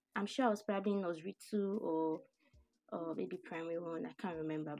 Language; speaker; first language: English; non-native, local second language; Yoruba